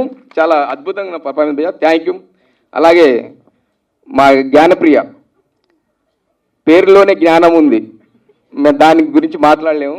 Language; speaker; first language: Telugu; native; Telugu